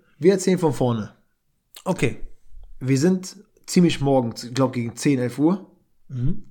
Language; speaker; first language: German; early bilingual, other home language; Albanian